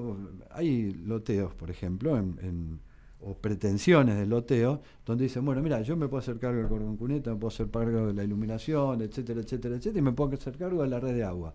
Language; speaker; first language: Spanish; native; Spanish